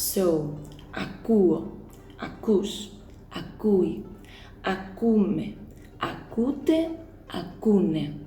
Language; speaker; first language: Greek; non-native, learner; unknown